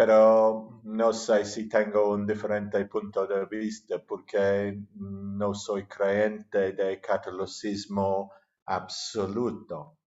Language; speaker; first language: Spanish; non-native, learner; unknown